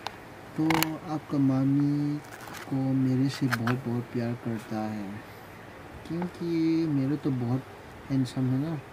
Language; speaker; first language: Hindi; non-native, local second language; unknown